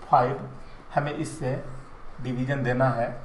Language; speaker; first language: Hindi; native; Hindi